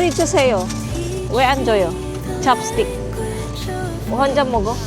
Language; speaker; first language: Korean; non-native, learner; Filipino